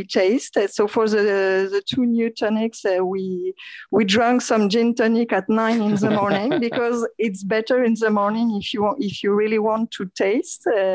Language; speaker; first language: English; non-native, learner; French